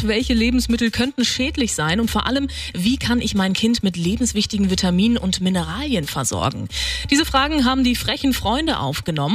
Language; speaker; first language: German; native; German